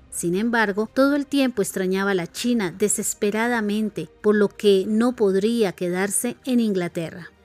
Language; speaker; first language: Spanish; native; Spanish